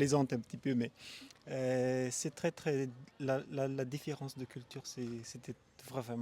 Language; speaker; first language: French; non-native, local second language; Malagasy